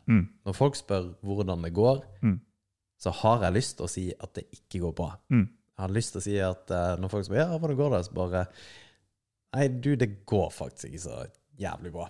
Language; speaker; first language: Norwegian; native; Norwegian